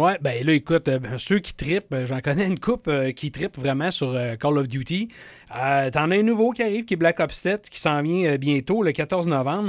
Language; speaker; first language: French; native; French